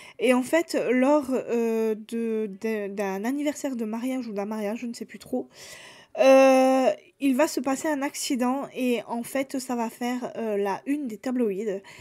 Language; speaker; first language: French; native; French